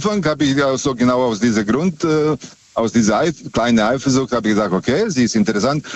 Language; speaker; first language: German; non-native, fluent; Serbian